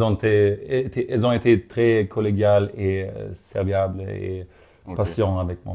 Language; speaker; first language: French; non-native, fluent; German